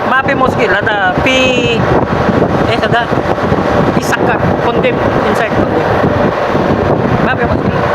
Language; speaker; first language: Arabic; non-native, learner; Filipino